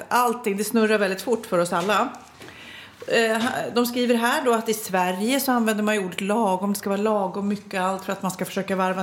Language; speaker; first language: Swedish; native; Swedish